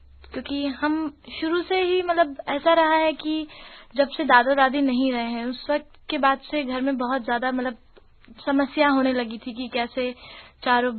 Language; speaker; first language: Hindi; native; Hindi